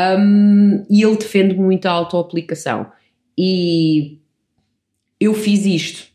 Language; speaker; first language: Portuguese; early bilingual, other home language; English